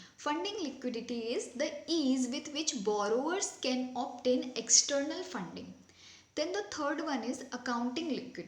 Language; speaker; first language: English; non-native, local second language; Hindi